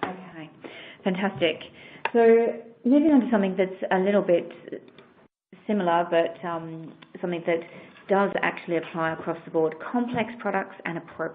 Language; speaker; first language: English; native; English